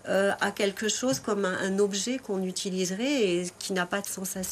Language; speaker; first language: French; native; French